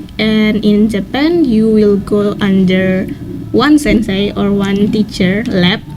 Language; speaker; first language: English; non-native, learner; Indonesian